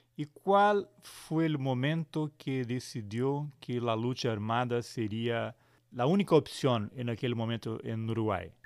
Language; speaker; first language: Spanish; non-native, learner; Portuguese